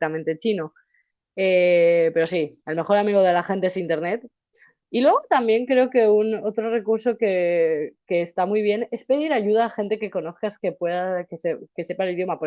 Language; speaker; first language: Spanish; native; Spanish